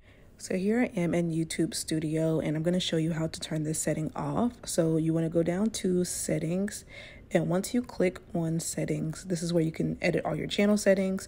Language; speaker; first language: English; native; English